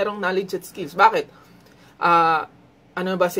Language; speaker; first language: Filipino; native; Filipino